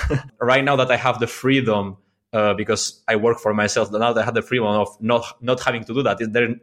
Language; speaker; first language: English; non-native, fluent; Spanish